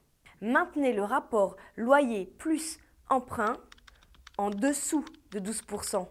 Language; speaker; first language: French; native; French